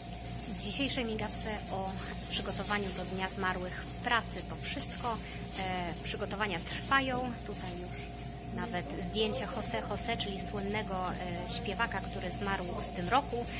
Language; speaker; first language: Polish; native; Polish